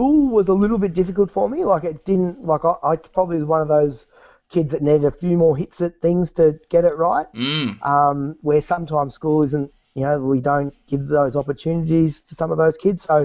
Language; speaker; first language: English; native; English